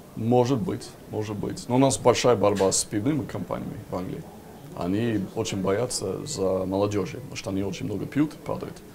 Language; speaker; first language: Russian; non-native, fluent; English